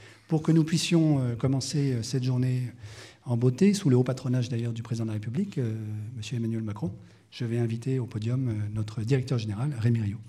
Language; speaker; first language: French; native; French